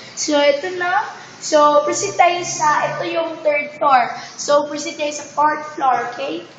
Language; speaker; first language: Filipino; non-native, local second language; Cebuano